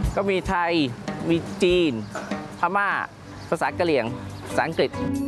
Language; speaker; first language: Thai; early bilingual, other home language; Chinese